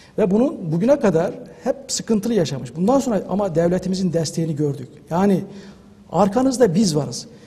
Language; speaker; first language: Turkish; native; Turkish